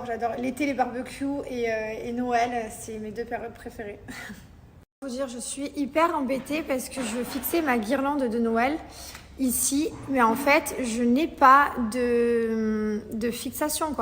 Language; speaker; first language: French; native; French